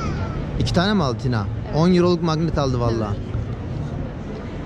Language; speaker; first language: Turkish; native; Turkish